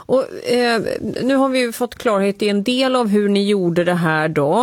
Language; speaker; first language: Swedish; native; Swedish